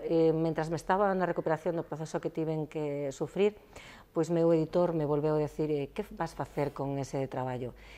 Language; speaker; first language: Galician; non-native, local second language; Spanish